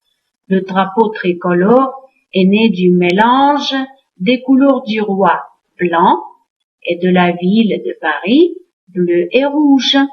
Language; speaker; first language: French; non-native, fluent; Uzbek